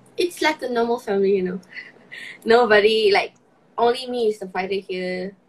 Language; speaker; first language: English; non-native, local second language; Malay